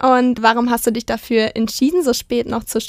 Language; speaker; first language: German; native; German